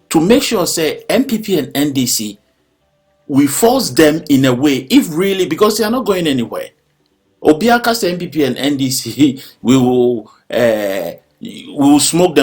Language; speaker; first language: English; non-native, local second language; Akan